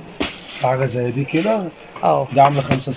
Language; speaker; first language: Arabic; native; Arabic